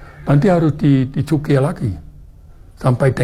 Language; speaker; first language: Indonesian; non-native, fluent; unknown